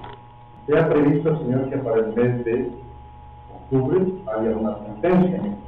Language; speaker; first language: Spanish; native; Spanish